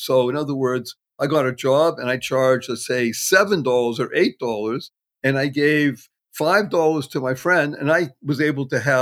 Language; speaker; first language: English; native; English